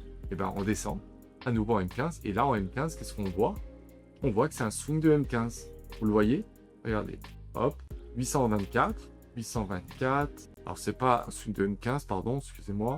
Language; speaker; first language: French; native; French